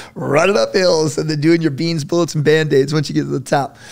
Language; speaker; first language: English; native; English